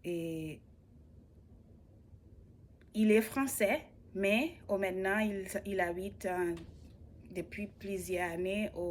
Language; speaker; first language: French; non-native, learner; English